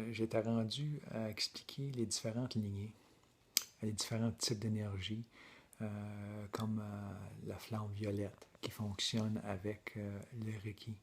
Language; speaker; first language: French; native; French